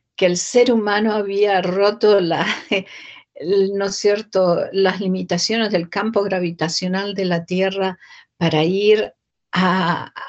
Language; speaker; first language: Spanish; native; Spanish